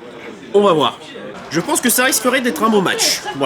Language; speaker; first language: French; native; French